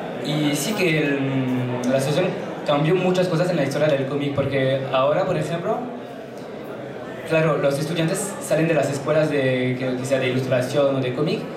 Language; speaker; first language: Spanish; non-native, fluent; French